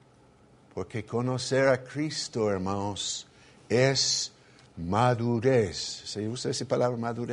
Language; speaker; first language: Spanish; non-native, fluent; English